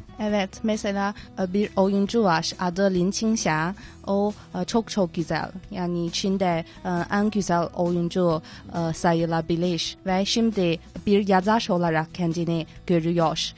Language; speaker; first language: Turkish; non-native, learner; Chinese